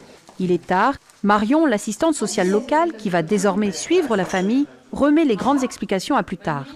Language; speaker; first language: French; native; French